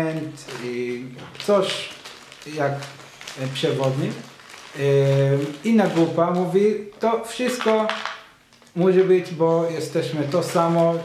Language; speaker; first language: Polish; non-native, learner; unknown